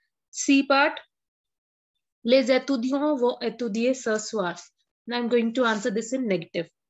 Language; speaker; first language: English; non-native, local second language; Hindi